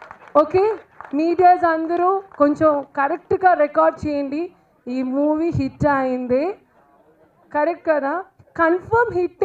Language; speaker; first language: Telugu; non-native, learner; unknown